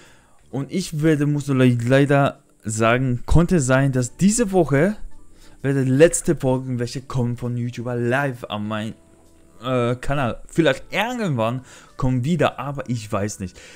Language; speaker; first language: German; non-native, learner; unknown